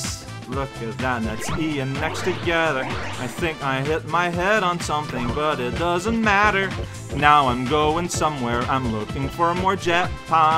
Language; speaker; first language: English; native; English